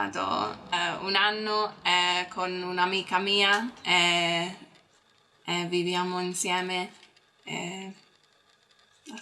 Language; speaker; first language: Italian; non-native, learner; English